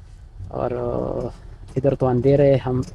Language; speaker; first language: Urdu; non-native, local second language; Pashto